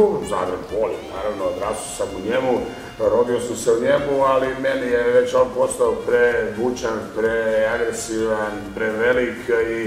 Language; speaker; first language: Croatian; native; Croatian